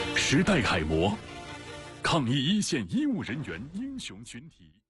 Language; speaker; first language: Chinese; native; Chinese